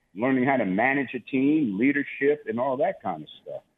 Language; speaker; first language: English; native; English